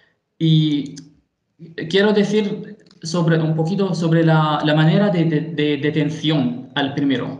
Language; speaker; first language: Spanish; non-native, fluent; Arabic